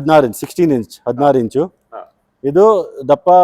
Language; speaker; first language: Kannada; non-native, local second language; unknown